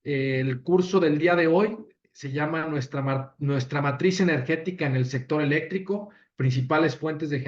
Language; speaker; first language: Spanish; native; Spanish